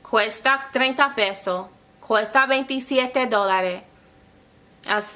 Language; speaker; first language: Spanish; non-native, learner; English